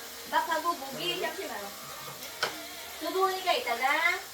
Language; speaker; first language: Korean; non-native, learner; Filipino